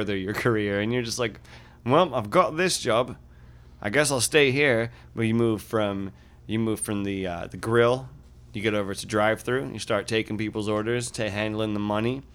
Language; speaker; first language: English; native; English